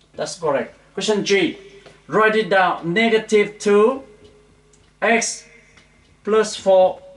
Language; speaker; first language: English; non-native, learner; Vietnamese